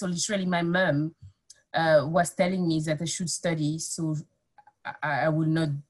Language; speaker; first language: English; non-native, fluent; French